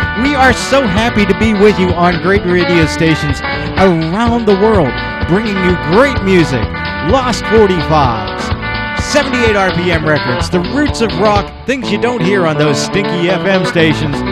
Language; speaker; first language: English; native; English